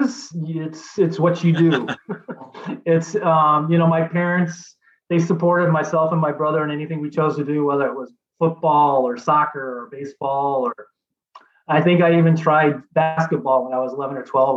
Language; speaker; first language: English; native; English